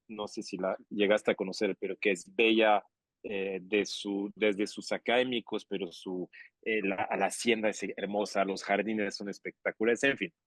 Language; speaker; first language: Spanish; non-native, fluent; French